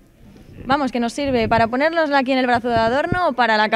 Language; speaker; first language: Spanish; native; Spanish